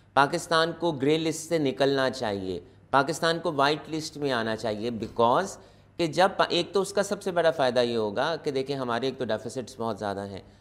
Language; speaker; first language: Urdu; non-native, local second language; Punjabi